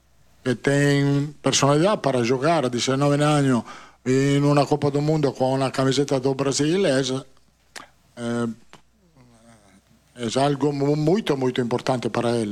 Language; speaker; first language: Portuguese; non-native, fluent; Italian